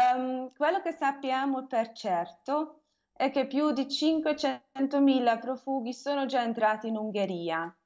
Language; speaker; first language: Italian; non-native, fluent; Hungarian